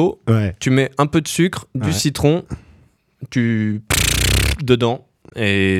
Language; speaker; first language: French; native; French